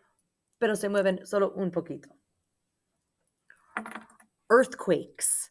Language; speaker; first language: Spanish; non-native, learner; English